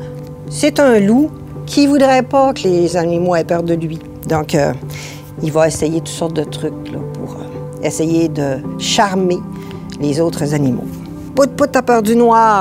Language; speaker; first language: French; native; French